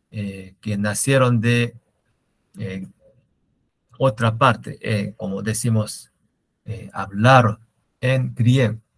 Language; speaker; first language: Spanish; non-native, learner; Korean